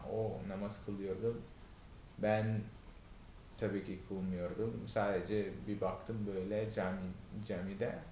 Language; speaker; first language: Turkish; non-native, fluent; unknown